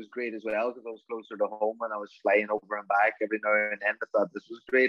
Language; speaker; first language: English; native; English